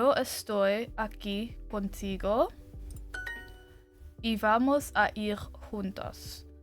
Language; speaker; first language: Spanish; non-native, learner; English